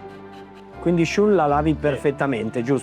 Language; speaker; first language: Italian; native; Italian